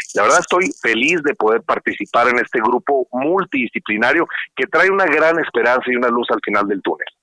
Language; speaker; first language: Spanish; native; Spanish